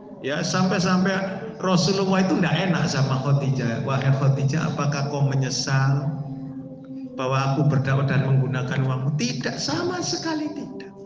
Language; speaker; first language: Indonesian; non-native, local second language; Javanese